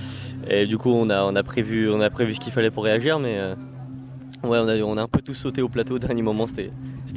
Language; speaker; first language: French; native; French